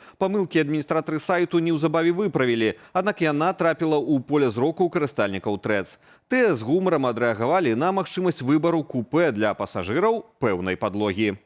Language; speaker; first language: Belarusian; native; Belarusian